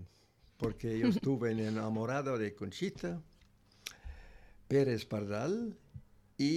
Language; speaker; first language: Spanish; non-native, learner; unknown